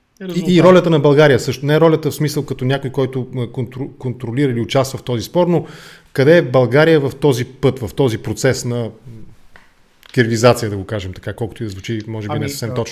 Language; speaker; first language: Bulgarian; native; Bulgarian